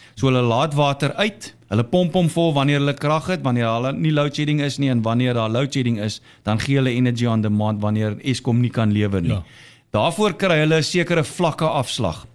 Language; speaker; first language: Afrikaans; native; Afrikaans